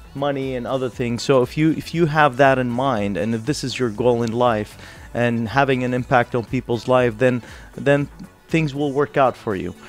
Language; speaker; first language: English; non-native, fluent; Arabic